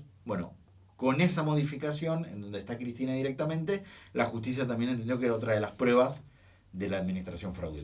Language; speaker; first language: Spanish; native; Spanish